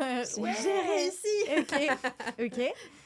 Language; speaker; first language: French; native; French